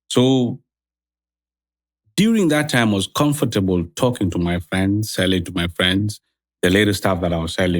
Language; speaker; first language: English; non-native, local second language; Swahili